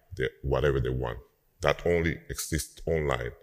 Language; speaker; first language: English; non-native, fluent; Spanish